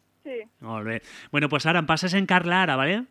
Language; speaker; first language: Catalan; native; Catalan